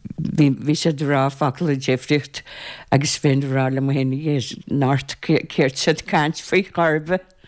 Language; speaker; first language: Irish; native; Irish